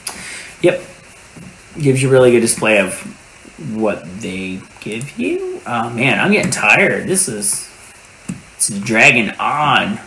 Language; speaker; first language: English; native; English